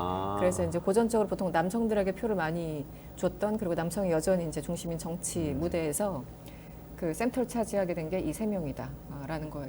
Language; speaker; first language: Korean; native; Korean